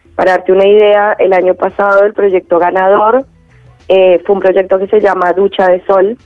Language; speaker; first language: Spanish; native; Spanish